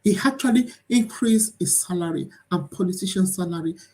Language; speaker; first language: English; non-native, local second language; Yoruba